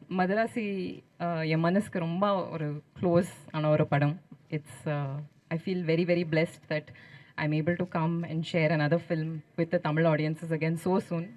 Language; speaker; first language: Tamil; non-native, learner; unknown